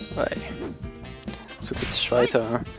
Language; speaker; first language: German; native; German